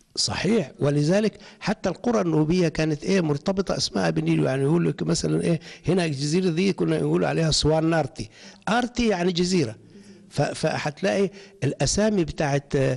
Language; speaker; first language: Egyptian Arabic; non-native, local second language; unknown